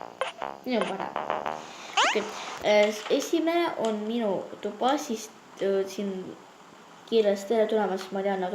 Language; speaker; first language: Estonian; non-native, local second language; Russian